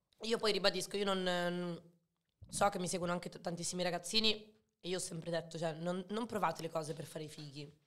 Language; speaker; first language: Italian; early bilingual, other home language; Arabic